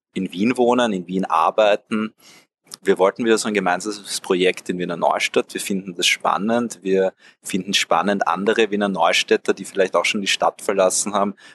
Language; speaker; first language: German; native; German